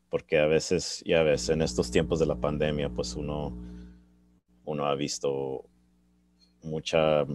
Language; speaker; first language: Spanish; early bilingual, heritage; Spanish